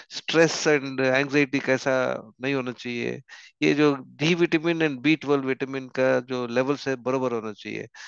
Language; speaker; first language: Hindi; non-native, local second language; Telugu